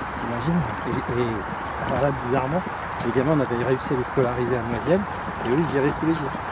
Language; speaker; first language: French; native; French